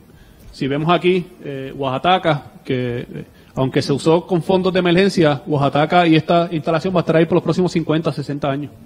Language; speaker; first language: Spanish; native; Spanish